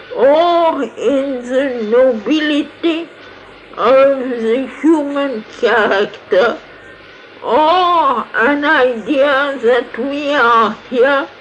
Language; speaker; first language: English; non-native, fluent; French